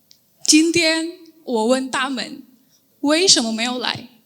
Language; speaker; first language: Chinese; non-native, learner; Indonesian